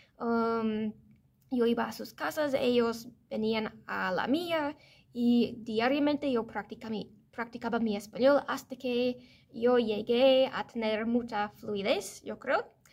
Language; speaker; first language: Spanish; non-native, fluent; English